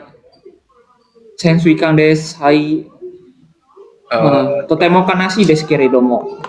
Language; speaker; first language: Japanese; non-native, learner; Indonesian